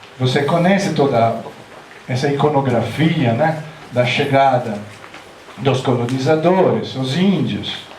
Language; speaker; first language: Portuguese; non-native, fluent; Italian